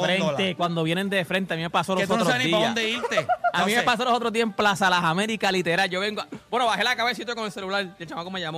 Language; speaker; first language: Spanish; native; Spanish